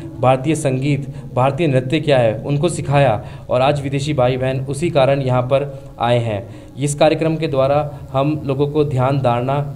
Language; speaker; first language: Hindi; native; Hindi